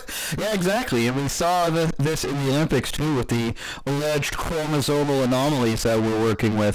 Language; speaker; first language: English; native; English